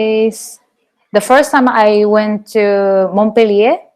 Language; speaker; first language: English; non-native, fluent; Japanese